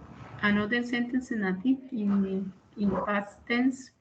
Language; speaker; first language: English; non-native, learner; Spanish